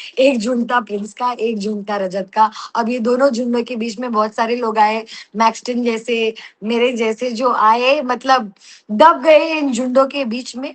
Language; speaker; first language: Hindi; non-native, local second language; Telugu